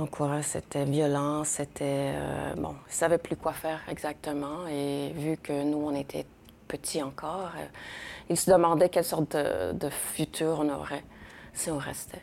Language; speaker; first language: French; early bilingual, other home language; Spanish